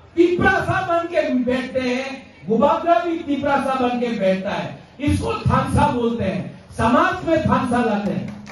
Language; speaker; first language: Hindi; non-native, local second language; Kok Borok